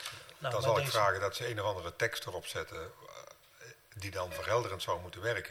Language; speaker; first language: Dutch; native; Dutch